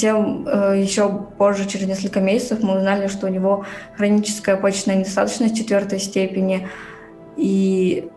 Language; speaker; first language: Russian; native; Russian